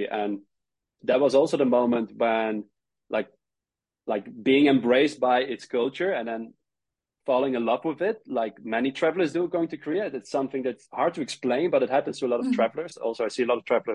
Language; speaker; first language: English; non-native, fluent; Dutch